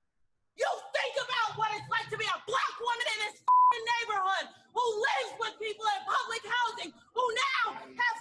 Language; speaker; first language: English; native; English